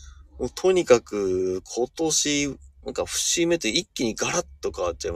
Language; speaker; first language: Japanese; native; Japanese